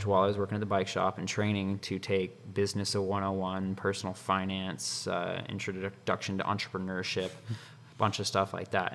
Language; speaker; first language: English; native; English